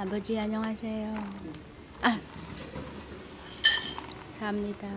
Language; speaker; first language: Korean; non-native, learner; Filipino